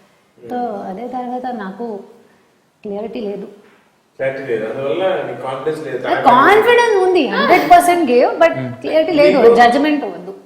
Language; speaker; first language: Telugu; non-native, learner; Hindi